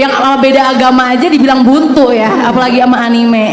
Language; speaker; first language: Indonesian; native; Indonesian